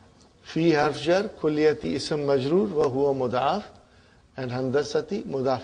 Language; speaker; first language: Arabic; non-native, fluent; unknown